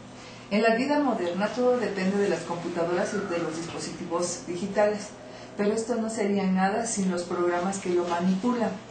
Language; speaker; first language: Spanish; native; Spanish